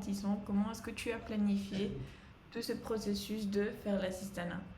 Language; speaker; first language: French; non-native, fluent; Spanish